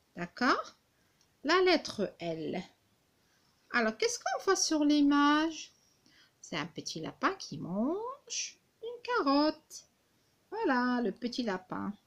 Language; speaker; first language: French; non-native, local second language; Arabic